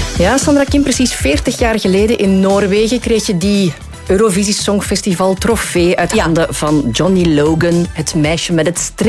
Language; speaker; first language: Dutch; native; Dutch